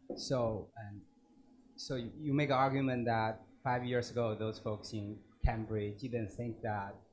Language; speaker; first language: English; native; English